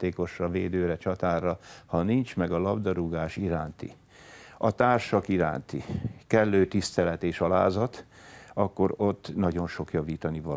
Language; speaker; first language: Hungarian; native; Hungarian